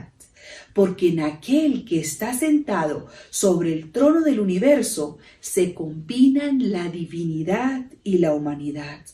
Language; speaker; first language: Spanish; native; Spanish